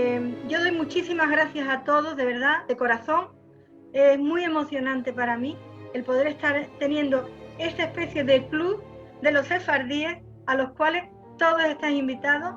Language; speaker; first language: Spanish; native; Spanish